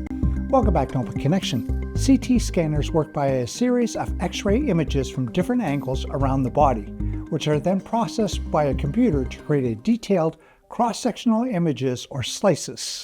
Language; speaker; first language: English; native; English